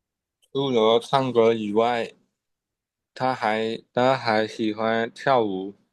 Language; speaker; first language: Chinese; non-native, learner; Burmese